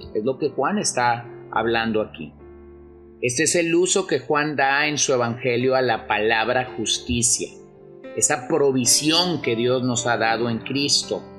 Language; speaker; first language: Spanish; native; Spanish